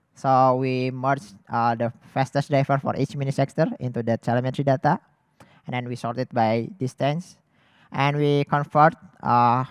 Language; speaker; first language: English; non-native, fluent; Indonesian